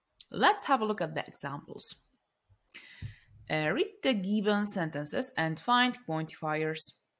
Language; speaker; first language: English; non-native, fluent; Polish